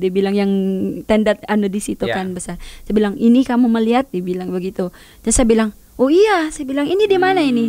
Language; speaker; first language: Indonesian; non-native, learner; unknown